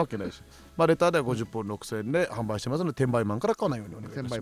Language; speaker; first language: Japanese; native; Japanese